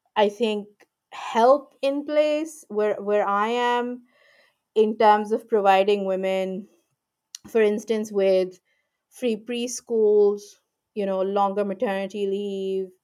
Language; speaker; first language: English; non-native, local second language; Urdu